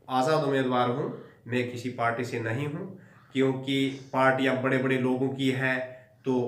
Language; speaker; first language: Hindi; non-native, local second language; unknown